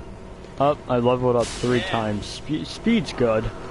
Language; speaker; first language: English; native; English